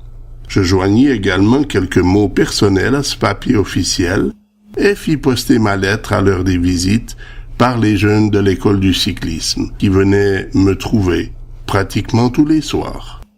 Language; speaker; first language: French; native; French